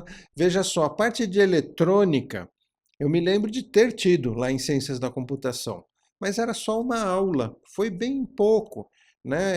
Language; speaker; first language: Portuguese; native; Portuguese